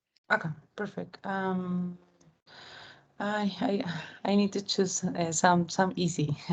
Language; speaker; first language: English; non-native, learner; Spanish